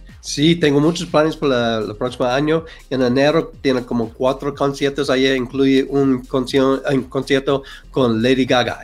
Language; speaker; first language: Spanish; non-native, learner; English